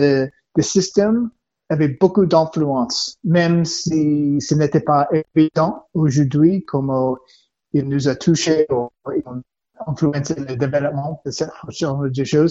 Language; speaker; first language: French; non-native, learner; English